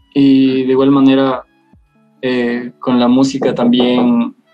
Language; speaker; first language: Spanish; native; Spanish